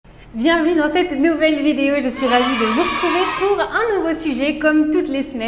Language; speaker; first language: French; native; French